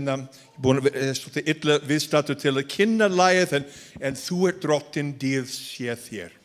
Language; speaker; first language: Icelandic; non-native, fluent; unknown